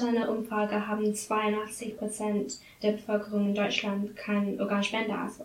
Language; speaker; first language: German; non-native, learner; English